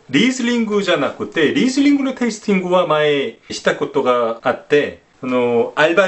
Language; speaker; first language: Japanese; non-native, fluent; Korean